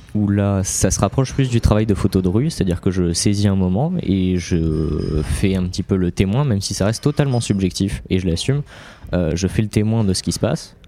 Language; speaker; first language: French; native; French